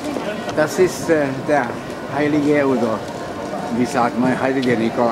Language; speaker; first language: German; non-native, fluent; Czech